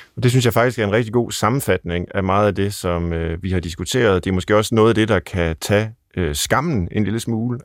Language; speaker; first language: Danish; native; Danish